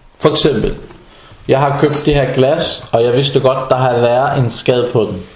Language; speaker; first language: Danish; non-native, fluent; Arabic